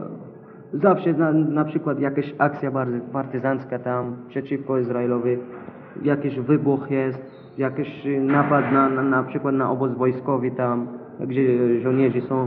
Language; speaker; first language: Polish; non-native, learner; Arabic